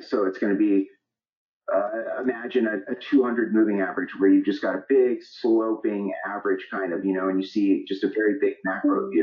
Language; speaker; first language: English; native; English